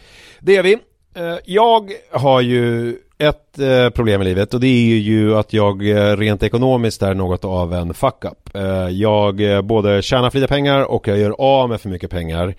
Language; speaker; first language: Swedish; native; Swedish